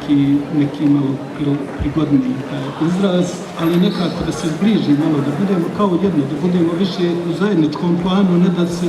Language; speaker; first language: Bosnian; native; Bosnian